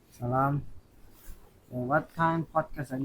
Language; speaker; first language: English; non-native, learner; Indonesian